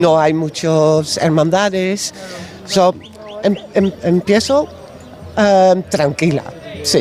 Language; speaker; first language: Spanish; non-native, learner; Dutch